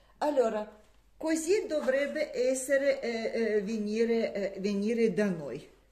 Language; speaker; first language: Italian; non-native, learner; Russian